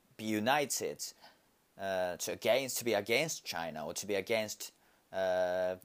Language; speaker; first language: English; non-native, fluent; Japanese